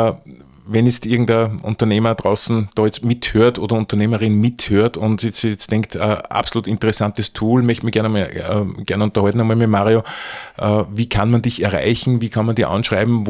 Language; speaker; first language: German; native; German